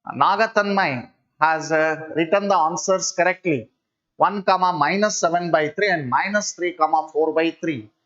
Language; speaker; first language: English; non-native, local second language; Kannada